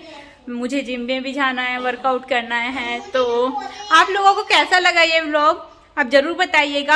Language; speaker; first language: Hindi; native; Hindi